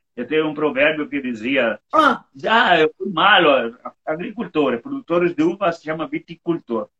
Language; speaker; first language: Portuguese; native; Portuguese